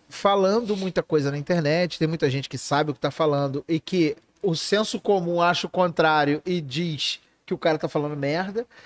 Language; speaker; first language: Portuguese; native; Portuguese